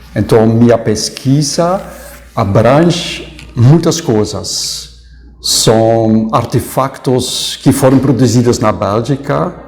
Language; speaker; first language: Portuguese; non-native, fluent; Dutch